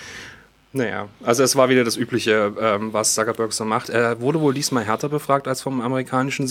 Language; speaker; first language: German; native; German